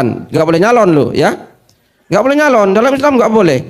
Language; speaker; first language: Indonesian; native; Indonesian